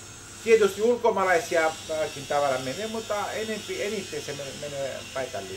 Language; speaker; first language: Finnish; non-native, learner; Greek